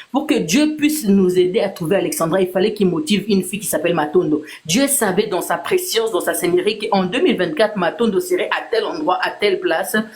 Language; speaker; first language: French; non-native, local second language; Lingala